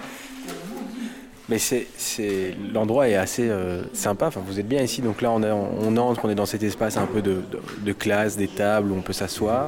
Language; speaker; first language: French; native; French